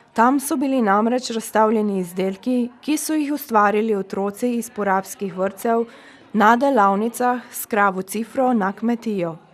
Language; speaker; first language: Slovenian; native; Slovenian